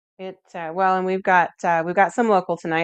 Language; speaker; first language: English; native; English